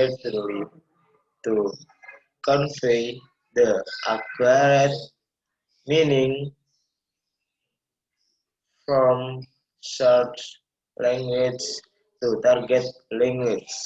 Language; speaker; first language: English; non-native, learner; Indonesian